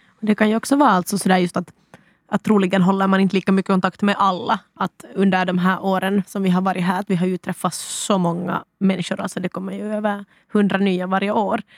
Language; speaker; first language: Swedish; native; Swedish